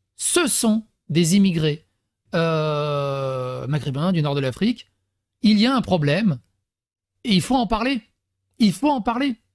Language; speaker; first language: French; early bilingual, other home language; Serbian